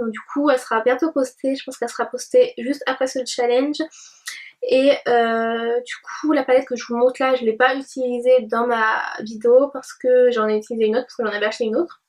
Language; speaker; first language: French; native; French